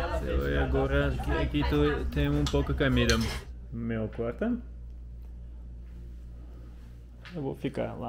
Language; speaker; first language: Portuguese; non-native, learner; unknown